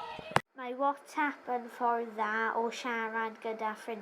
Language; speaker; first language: Welsh; non-native, local second language; English